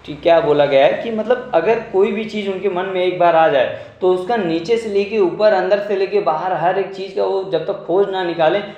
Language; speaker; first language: Hindi; non-native, local second language; Marathi